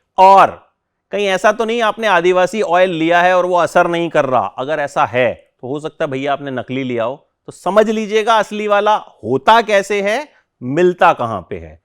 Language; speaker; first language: Hindi; native; Hindi